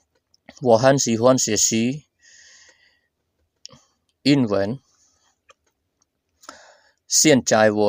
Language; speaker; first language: Chinese; non-native, fluent; Khmer